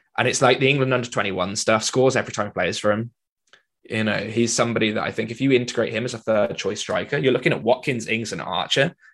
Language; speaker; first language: English; native; English